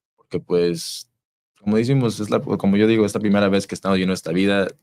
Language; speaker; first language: Spanish; early bilingual, heritage; Spanish